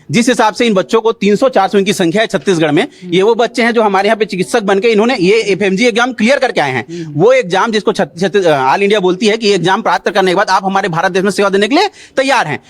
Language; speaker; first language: Hindi; native; Hindi